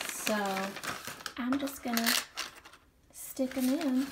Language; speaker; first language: English; native; English